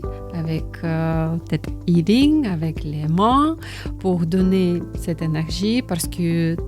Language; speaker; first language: French; non-native, learner; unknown